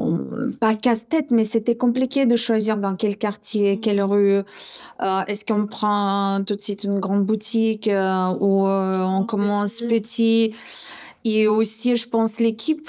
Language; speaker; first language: French; non-native, fluent; Russian